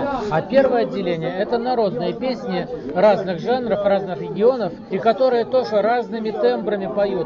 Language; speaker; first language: Russian; native; Russian